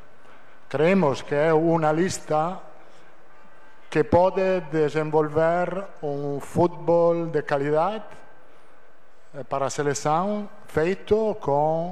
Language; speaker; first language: Portuguese; non-native, fluent; Italian